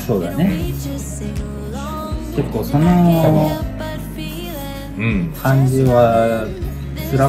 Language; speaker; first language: Japanese; native; Japanese